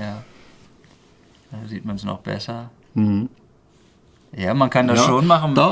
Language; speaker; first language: German; native; German